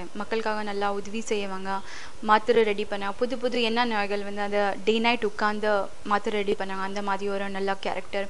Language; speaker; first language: Tamil; non-native, fluent; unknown